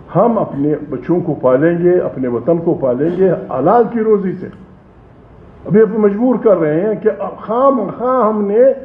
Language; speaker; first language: Urdu; non-native, local second language; Pashto